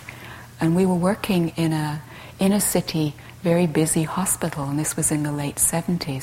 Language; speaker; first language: English; native; English